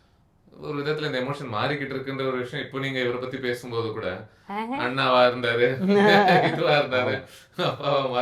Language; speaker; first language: Tamil; native; Tamil